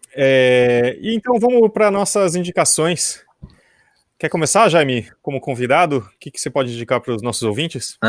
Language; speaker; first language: Portuguese; native; Portuguese